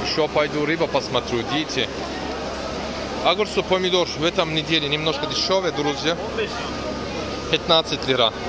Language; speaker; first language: Russian; non-native, learner; Turkish